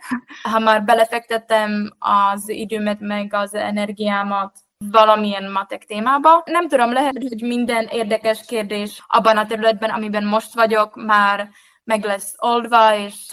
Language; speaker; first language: Hungarian; non-native, fluent; Czech